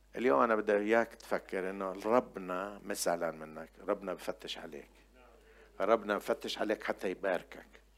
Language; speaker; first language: Arabic; non-native, local second language; Armenian